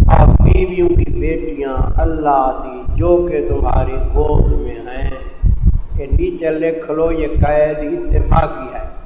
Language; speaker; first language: Urdu; native; Urdu